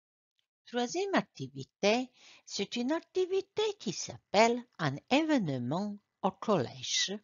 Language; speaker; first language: French; non-native, fluent; Croatian